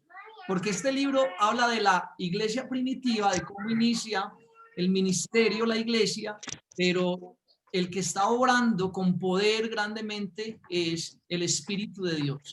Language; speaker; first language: Spanish; native; Spanish